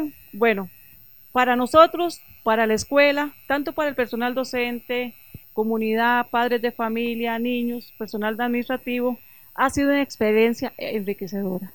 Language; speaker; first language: Spanish; native; Spanish